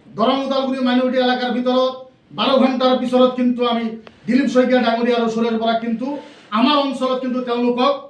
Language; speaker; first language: Assamese; non-native, local second language; Bangla